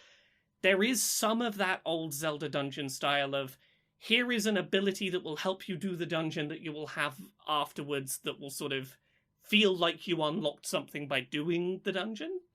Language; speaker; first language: English; native; English